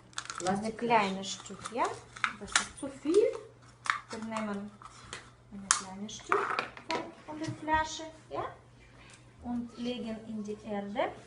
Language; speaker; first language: German; non-native, fluent; Russian